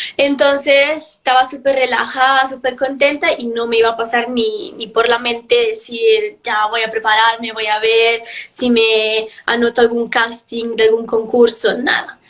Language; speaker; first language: Spanish; early bilingual, heritage; Italian